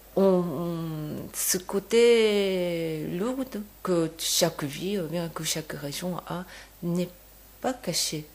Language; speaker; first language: French; non-native, fluent; Japanese